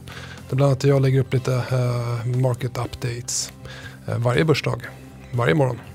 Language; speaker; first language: Swedish; native; Swedish